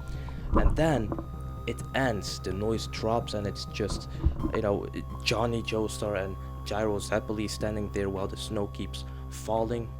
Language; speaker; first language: English; non-native, fluent; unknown